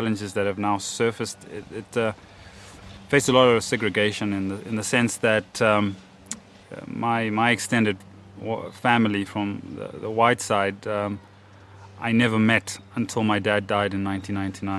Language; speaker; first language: English; native; English